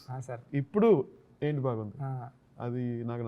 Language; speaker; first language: Telugu; non-native, learner; Tamil